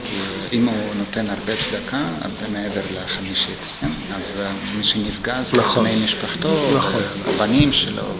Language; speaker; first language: Hebrew; non-native, fluent; Russian